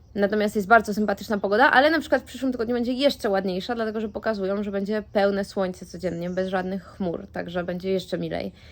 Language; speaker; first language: Polish; native; Polish